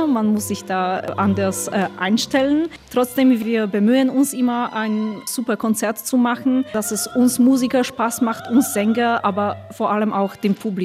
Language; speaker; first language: German; non-native, fluent; Polish